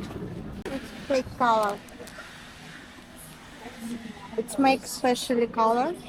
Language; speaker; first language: English; non-native, learner; Russian